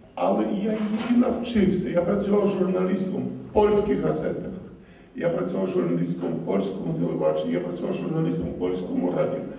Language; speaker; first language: Ukrainian; early bilingual, heritage; Ukrainian